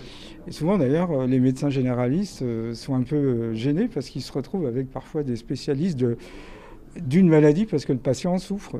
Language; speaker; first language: French; native; French